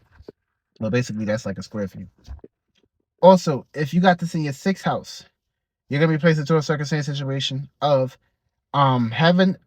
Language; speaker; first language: English; native; English